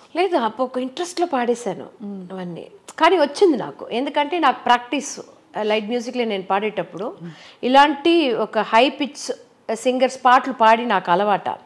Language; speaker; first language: Telugu; non-native, local second language; Tamil